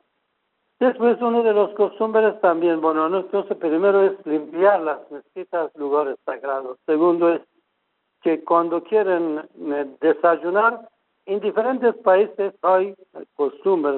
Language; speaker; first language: Spanish; non-native, fluent; Persian